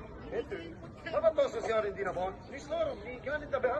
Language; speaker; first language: Swedish; non-native, fluent; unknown